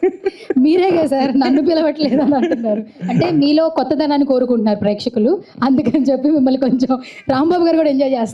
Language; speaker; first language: Telugu; native; Telugu